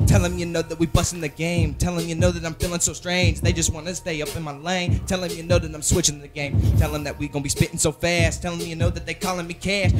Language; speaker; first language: English; native; English